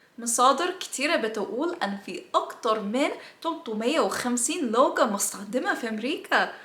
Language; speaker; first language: Egyptian Arabic; non-native, learner; English